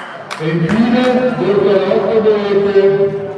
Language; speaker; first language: Italian; native; Italian